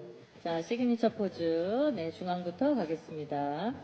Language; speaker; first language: Korean; native; Korean